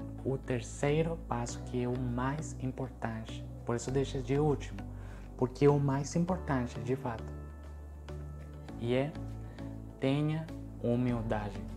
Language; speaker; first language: Portuguese; non-native, fluent; Spanish